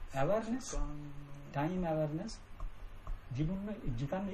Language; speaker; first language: Japanese; non-native, learner; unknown